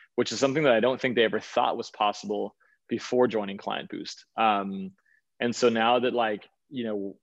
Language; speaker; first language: English; early bilingual, other home language; Danish